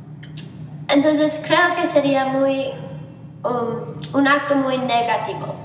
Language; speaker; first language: Spanish; non-native, learner; English